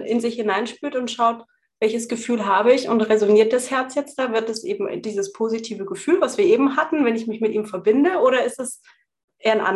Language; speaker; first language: German; native; German